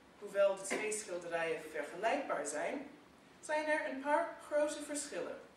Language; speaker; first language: Dutch; non-native, fluent; English